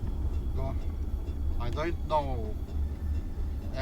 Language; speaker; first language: English; non-native, learner; Kazakh